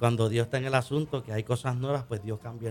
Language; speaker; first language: Spanish; native; Spanish